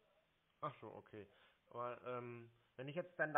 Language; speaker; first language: German; native; German